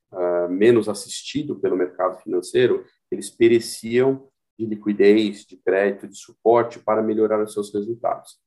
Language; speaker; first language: Portuguese; native; Portuguese